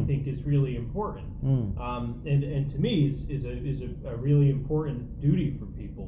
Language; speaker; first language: English; native; English